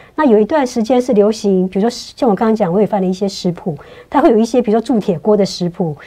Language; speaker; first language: Chinese; native; Chinese